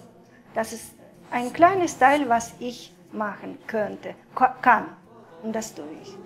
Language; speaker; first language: German; non-native, fluent; Russian